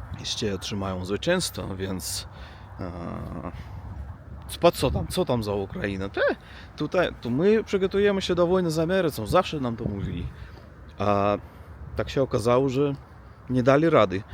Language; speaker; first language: Polish; non-native, learner; Russian